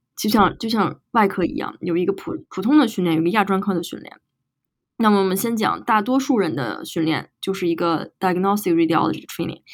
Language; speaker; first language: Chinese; native; Chinese